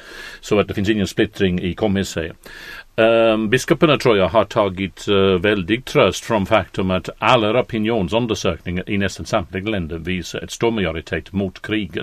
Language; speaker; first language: Swedish; non-native, fluent; English